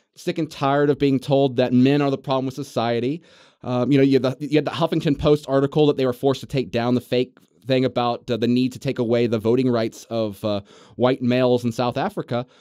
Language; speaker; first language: English; native; English